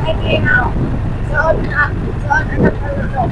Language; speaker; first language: Filipino; non-native, local second language; Cebuano